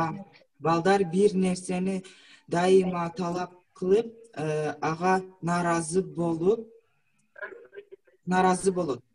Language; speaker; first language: Kyrgyz; non-native, local second language; Russian